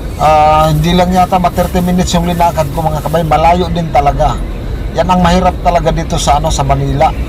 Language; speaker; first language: Filipino; non-native, local second language; Cebuano